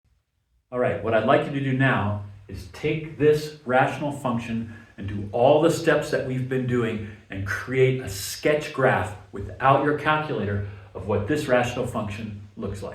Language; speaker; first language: English; native; English